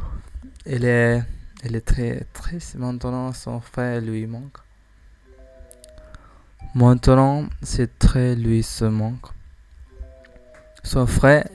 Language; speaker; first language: French; non-native, learner; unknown